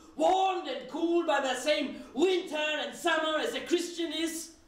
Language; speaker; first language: English; native; English